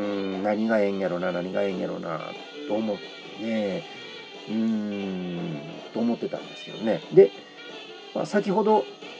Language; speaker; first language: Japanese; native; Japanese